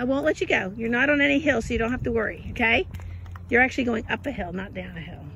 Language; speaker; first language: English; native; English